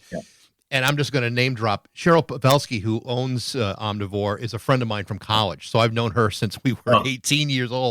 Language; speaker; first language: English; native; English